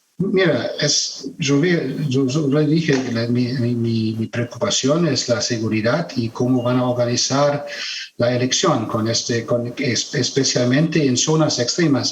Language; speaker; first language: Spanish; non-native, fluent; German